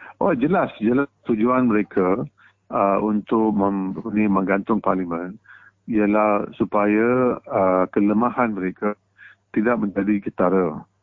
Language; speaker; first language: Malay; non-native, local second language; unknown